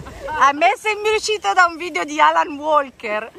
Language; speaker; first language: Italian; native; Italian